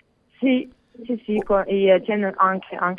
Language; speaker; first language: Italian; non-native, learner; French